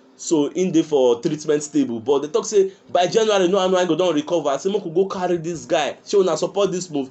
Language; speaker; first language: Nigerian Pidgin; non-native, local second language; Yoruba